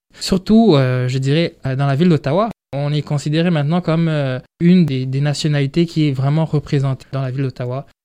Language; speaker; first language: French; non-native, local second language; Rundi